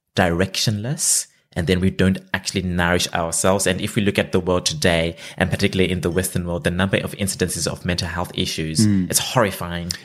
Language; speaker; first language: English; non-native, local second language; Shona